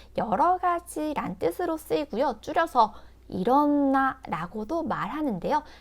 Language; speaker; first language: Korean; native; Korean